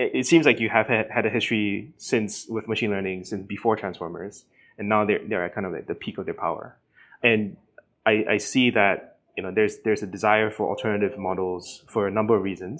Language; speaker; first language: English; native; English